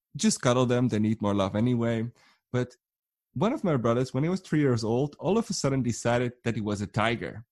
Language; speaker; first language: English; non-native, fluent; Dutch